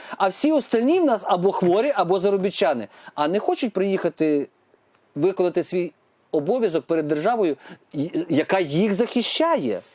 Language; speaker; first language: Ukrainian; native; Ukrainian